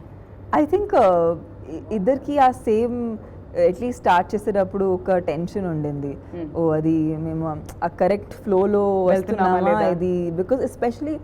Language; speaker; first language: Telugu; non-native, fluent; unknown